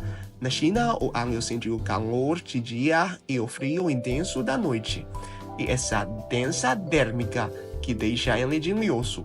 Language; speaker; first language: Portuguese; non-native, learner; Chinese